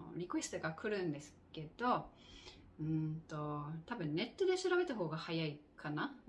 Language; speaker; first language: Japanese; non-native, fluent; English